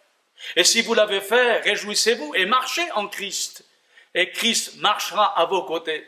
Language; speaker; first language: French; native; French